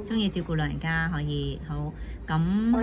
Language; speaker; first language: Cantonese; native; Cantonese